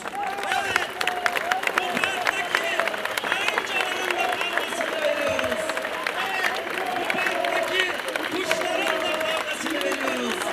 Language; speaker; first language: Turkish; native; Turkish